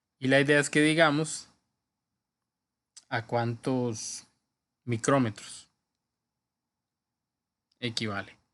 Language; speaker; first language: Spanish; native; Spanish